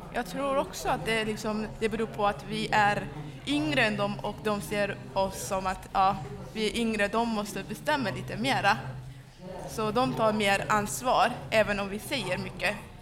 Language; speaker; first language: Swedish; non-native, fluent; Kurdish